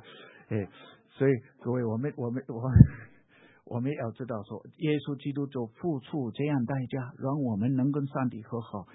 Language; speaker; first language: Chinese; non-native, fluent; English